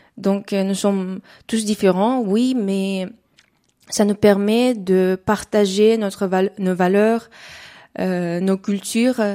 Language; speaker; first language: French; non-native, fluent; Uzbek